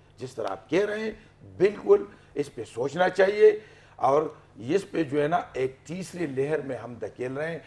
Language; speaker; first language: Urdu; non-native, local second language; Pashto